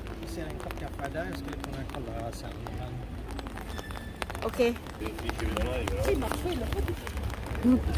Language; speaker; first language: Swedish; non-native, learner; Thai